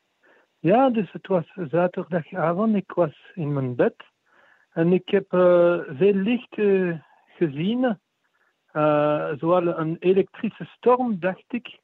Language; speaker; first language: Dutch; non-native, fluent; French